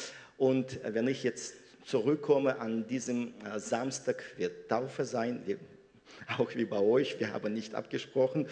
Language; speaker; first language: German; non-native, fluent; Russian